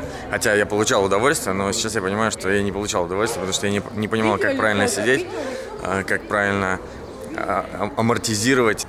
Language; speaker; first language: Russian; native; Russian